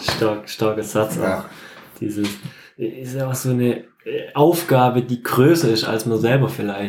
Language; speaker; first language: German; native; German